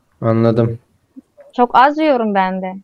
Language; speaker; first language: Turkish; non-native, learner; Indonesian